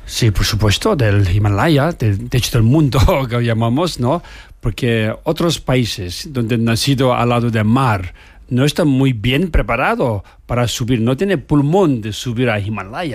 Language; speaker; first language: Spanish; non-native, learner; Tibetan